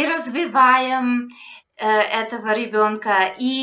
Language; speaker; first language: Russian; non-native, fluent; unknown